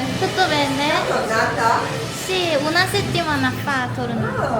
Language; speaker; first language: Italian; non-native, learner; Korean